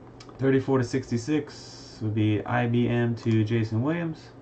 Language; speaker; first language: English; native; English